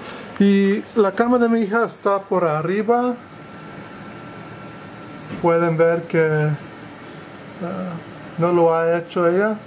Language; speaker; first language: Spanish; non-native, fluent; English